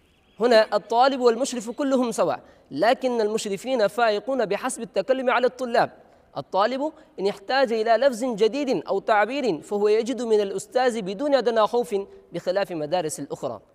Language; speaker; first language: Arabic; non-native, learner; Urdu